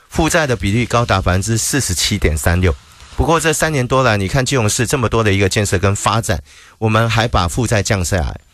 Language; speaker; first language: Chinese; native; Chinese